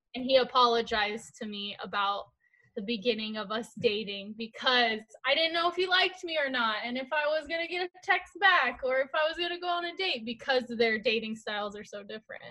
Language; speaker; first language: English; early bilingual, other home language; Korean